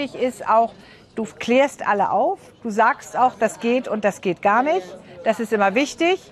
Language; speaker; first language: German; native; German